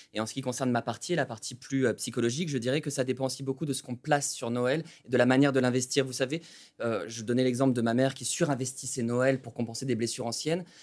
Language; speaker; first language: French; native; French